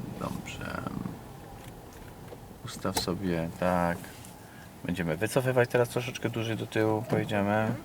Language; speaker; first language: Polish; native; Polish